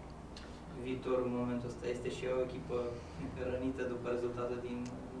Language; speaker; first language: Romanian; native; Romanian